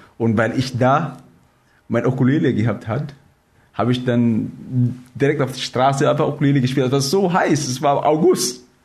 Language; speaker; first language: German; non-native, fluent; Filipino